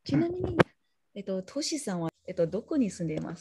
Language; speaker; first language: Japanese; non-native, learner; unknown